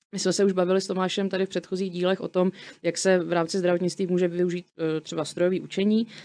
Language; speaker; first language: Czech; native; Czech